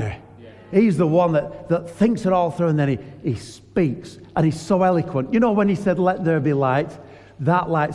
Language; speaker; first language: English; native; English